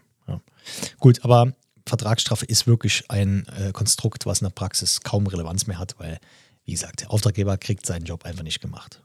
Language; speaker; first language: German; native; German